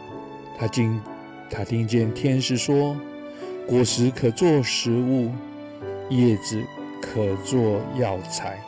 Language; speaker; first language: Chinese; native; Chinese